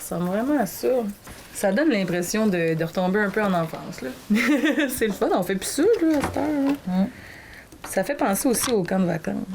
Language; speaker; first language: French; native; French